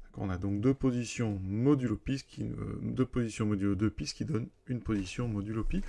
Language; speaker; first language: French; native; French